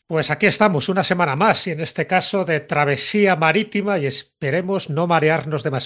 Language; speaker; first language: Spanish; native; Spanish